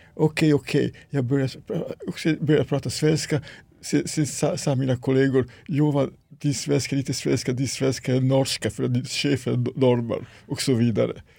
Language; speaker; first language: Swedish; non-native, fluent; Serbian